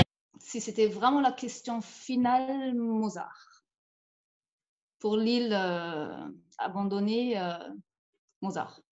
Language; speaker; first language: French; non-native, fluent; German